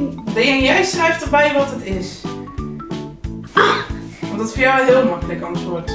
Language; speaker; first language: Dutch; native; Dutch